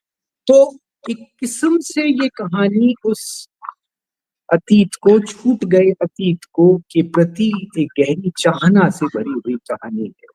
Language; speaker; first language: Hindi; native; Hindi